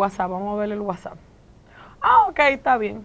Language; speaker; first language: Spanish; native; Spanish